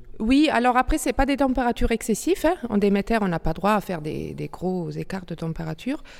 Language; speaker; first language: French; non-native, local second language; Swiss German